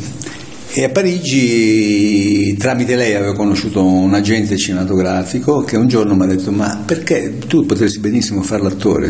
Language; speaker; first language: Italian; native; Italian